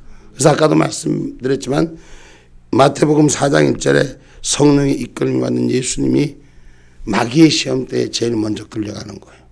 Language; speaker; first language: Korean; native; Korean